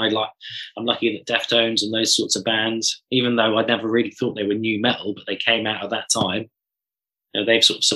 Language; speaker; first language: English; native; English